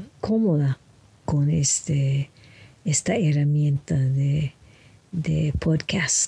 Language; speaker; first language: Spanish; non-native, fluent; French